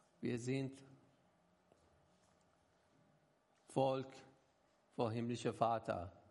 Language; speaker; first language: German; non-native, learner; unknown